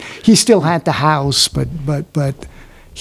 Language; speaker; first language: English; non-native, fluent; Swiss German